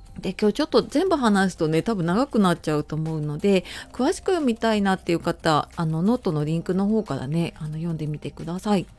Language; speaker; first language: Japanese; native; Japanese